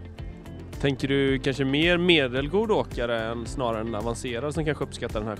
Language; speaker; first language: Swedish; native; Swedish